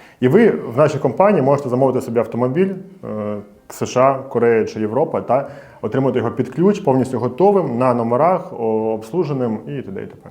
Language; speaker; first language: Ukrainian; native; Ukrainian